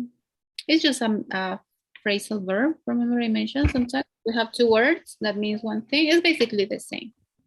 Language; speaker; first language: English; non-native, fluent; Spanish